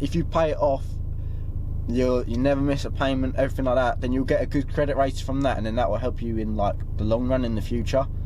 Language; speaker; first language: English; native; English